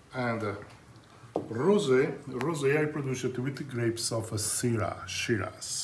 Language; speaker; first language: English; non-native, learner; Italian